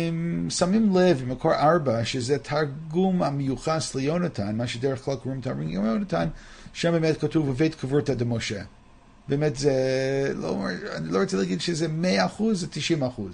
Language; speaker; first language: Hebrew; non-native, fluent; English